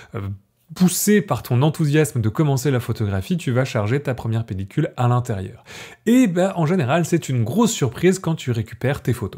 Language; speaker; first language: French; native; French